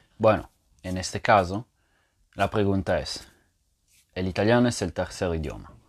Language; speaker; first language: Spanish; non-native, fluent; Italian